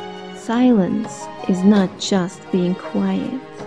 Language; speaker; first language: English; non-native, fluent; German